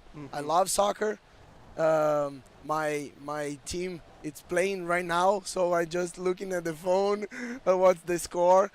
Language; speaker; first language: English; non-native, fluent; Portuguese